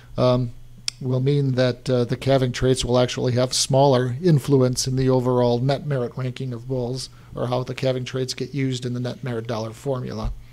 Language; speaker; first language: English; native; English